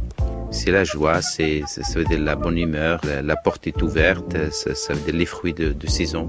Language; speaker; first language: French; non-native, local second language; Arabic